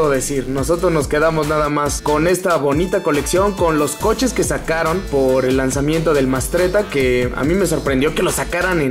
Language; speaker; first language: Spanish; native; Spanish